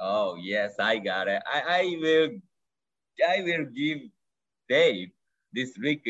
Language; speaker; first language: English; non-native, learner; Japanese